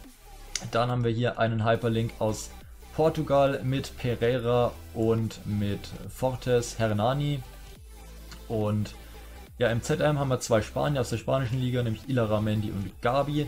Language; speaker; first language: German; native; German